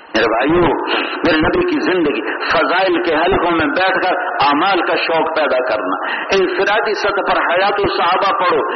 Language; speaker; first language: Urdu; non-native, local second language; Punjabi